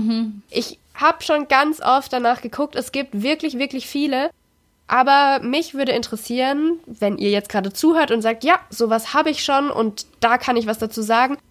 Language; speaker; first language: German; native; German